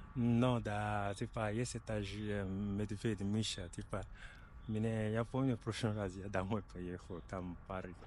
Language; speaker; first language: Russian; non-native, learner; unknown